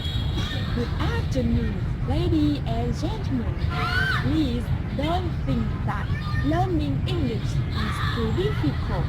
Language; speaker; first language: English; non-native, learner; Thai